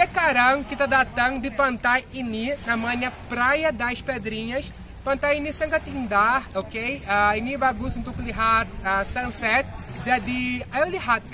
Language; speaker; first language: Indonesian; non-native, fluent; Portuguese